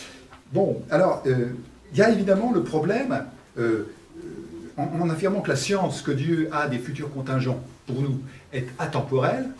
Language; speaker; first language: French; native; French